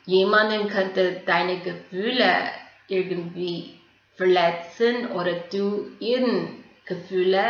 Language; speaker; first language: German; non-native, fluent; English